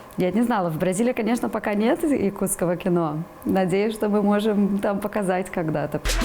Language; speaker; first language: Russian; non-native, fluent; Portuguese